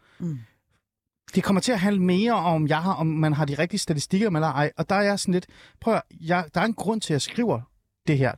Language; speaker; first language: Danish; early bilingual, other home language; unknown